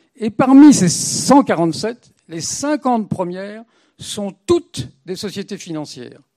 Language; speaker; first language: French; native; French